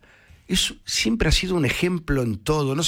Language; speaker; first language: Spanish; native; Spanish